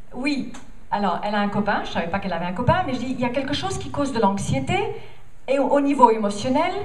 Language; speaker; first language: French; non-native, fluent; English